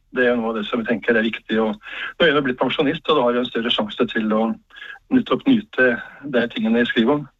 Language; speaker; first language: Norwegian; native; Norwegian